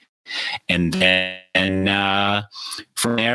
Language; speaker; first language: English; native; English